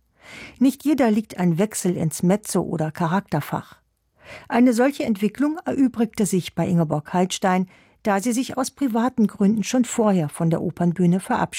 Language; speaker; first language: German; native; German